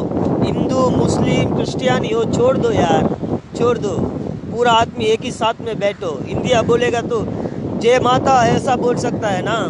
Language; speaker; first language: Hindi; non-native, learner; Tamil